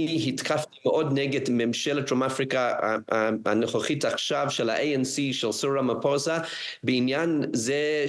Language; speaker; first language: Hebrew; non-native, fluent; English